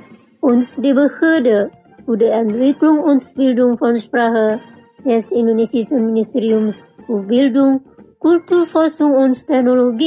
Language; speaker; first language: German; non-native, fluent; Indonesian